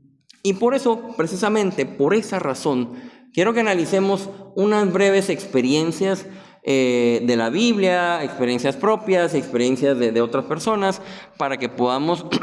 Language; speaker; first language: Spanish; native; Spanish